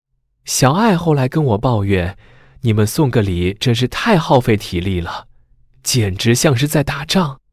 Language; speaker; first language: Chinese; native; Chinese